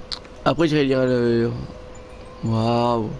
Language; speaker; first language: French; native; French